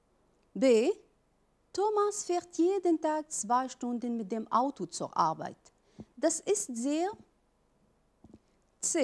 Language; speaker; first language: German; non-native, fluent; Arabic